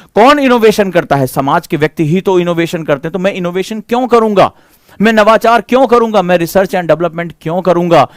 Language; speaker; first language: Hindi; native; Hindi